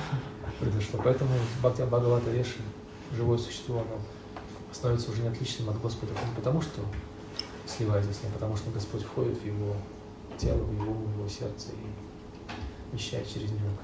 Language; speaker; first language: Russian; native; Russian